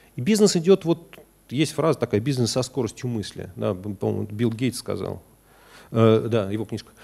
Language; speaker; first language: Russian; native; Russian